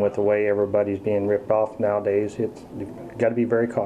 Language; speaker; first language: English; native; English